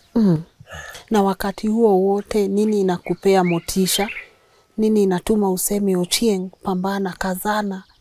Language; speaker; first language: Swahili; native; Swahili